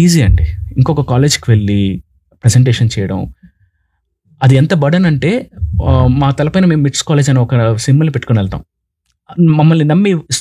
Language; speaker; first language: Telugu; non-native, local second language; Tamil